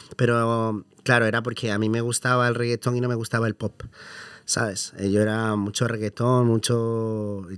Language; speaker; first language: Spanish; native; Spanish